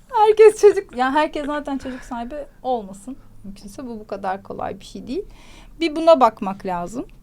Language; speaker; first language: Turkish; native; Turkish